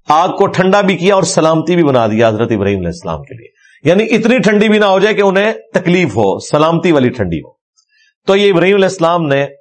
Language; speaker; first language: Urdu; non-native, local second language; Punjabi